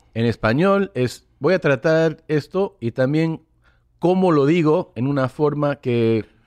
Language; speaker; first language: Spanish; early bilingual, heritage; English